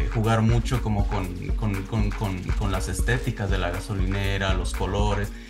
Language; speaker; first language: Spanish; native; Spanish